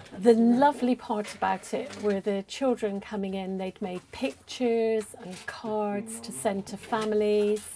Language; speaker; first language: English; native; English